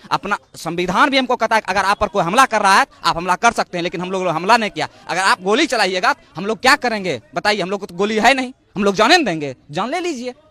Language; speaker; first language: Hindi; native; Hindi